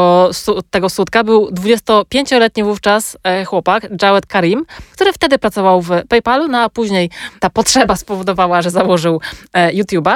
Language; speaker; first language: Polish; native; Polish